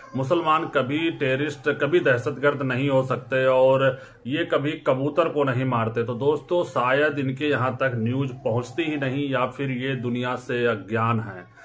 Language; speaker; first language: Hindi; native; Hindi